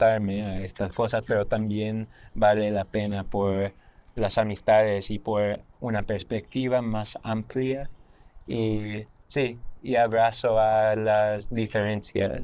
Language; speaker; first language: Spanish; non-native, fluent; English